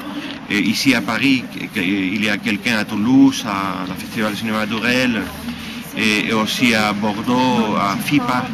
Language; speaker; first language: French; non-native, fluent; Spanish